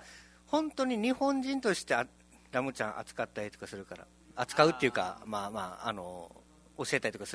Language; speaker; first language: Japanese; native; Japanese